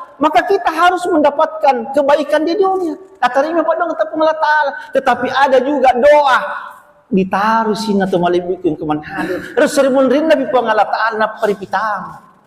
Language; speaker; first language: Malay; non-native, local second language; Buginese